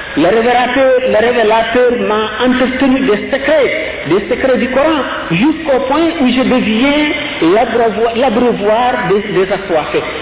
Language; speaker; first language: French; non-native, local second language; Wolof